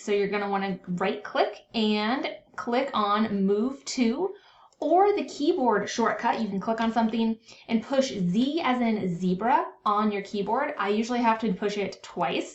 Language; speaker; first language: English; native; English